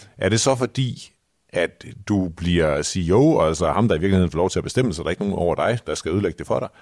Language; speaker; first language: Danish; native; Danish